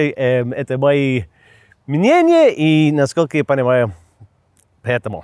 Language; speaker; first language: Russian; non-native, learner; English